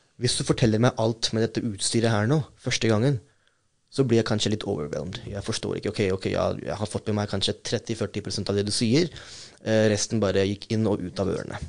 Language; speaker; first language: Norwegian; non-native, fluent; Urdu